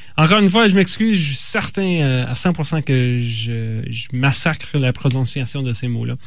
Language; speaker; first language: French; native; French